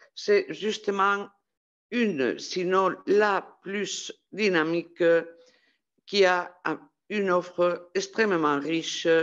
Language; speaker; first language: French; non-native, fluent; Spanish